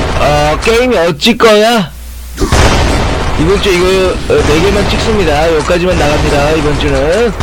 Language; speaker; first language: Korean; native; Korean